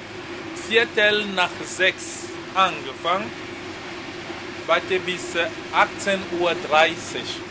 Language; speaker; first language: German; non-native, fluent; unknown